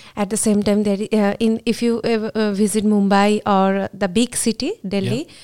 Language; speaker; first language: English; non-native, local second language; Bangla